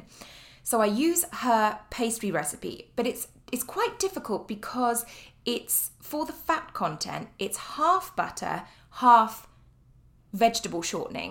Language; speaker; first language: English; native; English